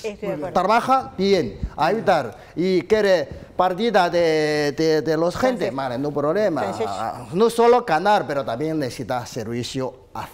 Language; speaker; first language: Spanish; non-native, learner; Chinese